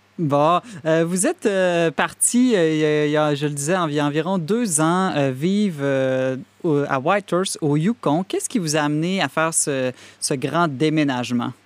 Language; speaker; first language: French; native; French